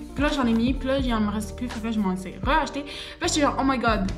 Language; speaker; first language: French; native; French